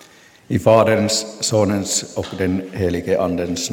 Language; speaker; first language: Swedish; non-native, local second language; Finnish